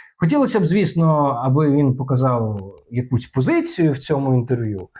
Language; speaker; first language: Ukrainian; non-native, local second language; Russian